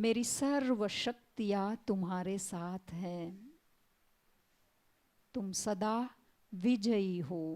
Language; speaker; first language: Hindi; non-native, local second language; Gujarati